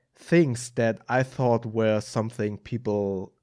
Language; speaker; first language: English; non-native, fluent; German